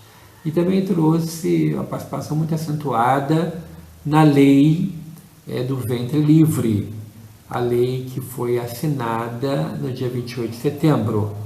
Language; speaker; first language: Portuguese; native; Portuguese